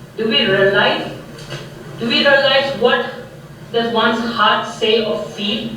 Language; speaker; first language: English; non-native, local second language; Punjabi